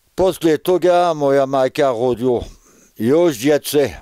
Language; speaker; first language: Serbian; non-native, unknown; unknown